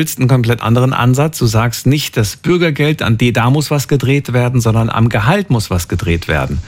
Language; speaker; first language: German; native; German